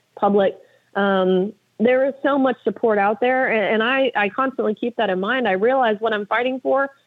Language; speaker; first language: English; native; English